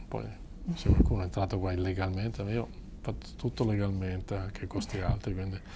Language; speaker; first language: Italian; native; Italian